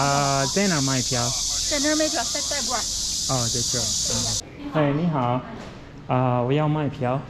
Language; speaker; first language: Chinese; non-native, learner; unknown